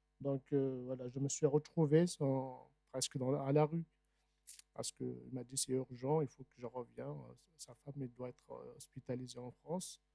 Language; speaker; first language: French; non-native, local second language; Arabic